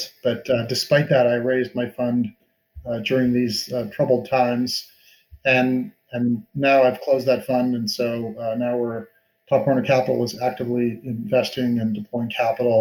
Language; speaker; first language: English; native; English